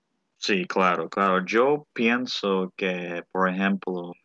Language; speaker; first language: Spanish; early bilingual, heritage; Spanish